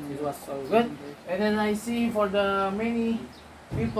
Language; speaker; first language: English; non-native, learner; Indonesian